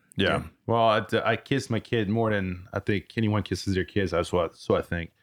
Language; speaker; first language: English; early bilingual, other home language; French